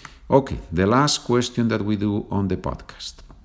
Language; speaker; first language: English; non-native, fluent; Spanish